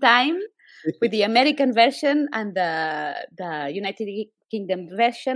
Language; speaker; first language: English; non-native, fluent; Spanish